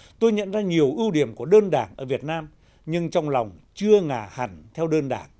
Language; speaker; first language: Vietnamese; native; Vietnamese